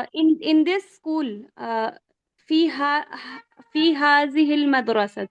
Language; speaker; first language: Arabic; non-native, learner; Urdu